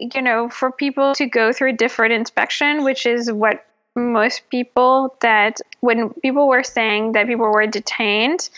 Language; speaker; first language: English; non-native, fluent; French